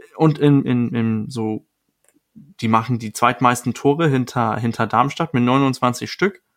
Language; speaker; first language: German; non-native, fluent; Danish